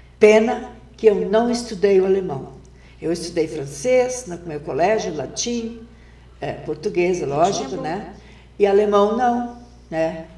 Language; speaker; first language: Portuguese; non-native, local second language; German